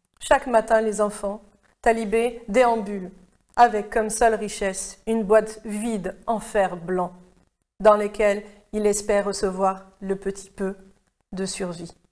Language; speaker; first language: French; native; French